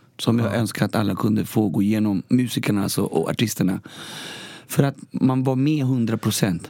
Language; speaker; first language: Swedish; early bilingual, other home language; Spanish